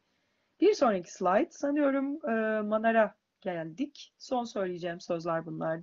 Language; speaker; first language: Turkish; native; Turkish